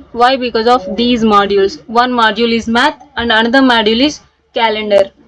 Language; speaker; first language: English; non-native, local second language; Telugu